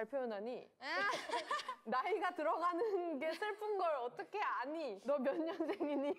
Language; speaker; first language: Korean; native; Korean